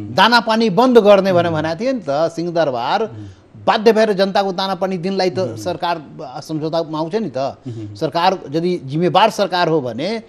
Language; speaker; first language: Nepali; non-native, local second language; Maithili